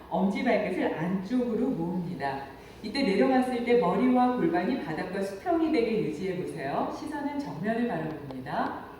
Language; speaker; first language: Korean; native; Korean